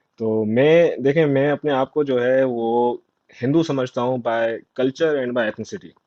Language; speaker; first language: Urdu; non-native, local second language; Sindhi